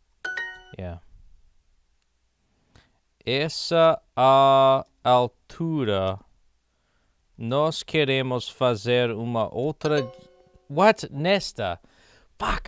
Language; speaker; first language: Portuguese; non-native, learner; English